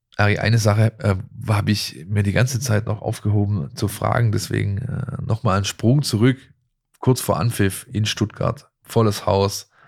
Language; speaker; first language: German; native; German